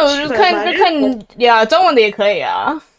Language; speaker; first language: Chinese; early bilingual, heritage; Chinese